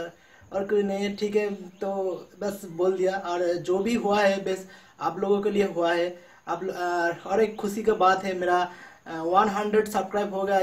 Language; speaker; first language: Hindi; non-native, local second language; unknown